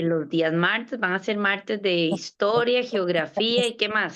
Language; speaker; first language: Spanish; native; Spanish